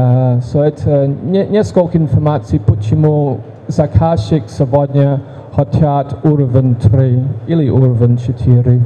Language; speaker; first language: Russian; non-native, learner; English